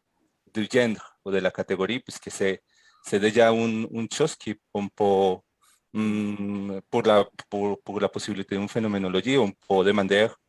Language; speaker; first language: French; non-native, fluent; Spanish